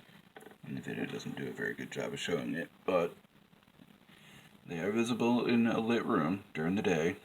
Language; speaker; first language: English; native; English